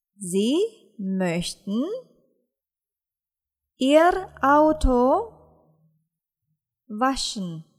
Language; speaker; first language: German; non-native, fluent; Indonesian